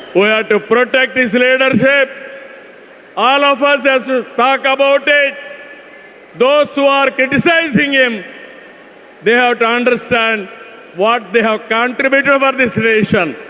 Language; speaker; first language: English; non-native, local second language; Telugu